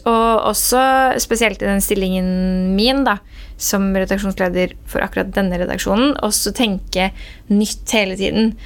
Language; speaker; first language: Norwegian; early bilingual, other home language; Persian